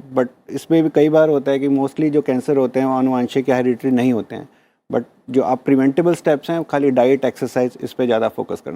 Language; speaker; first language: Hindi; native; Hindi